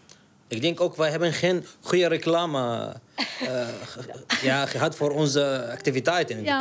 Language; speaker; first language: Dutch; non-native, learner; Arabic